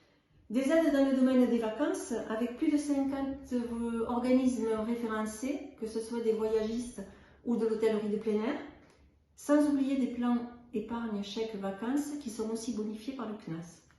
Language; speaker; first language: French; native; French